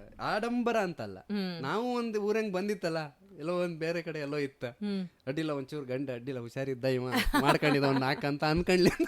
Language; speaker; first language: Kannada; native; Kannada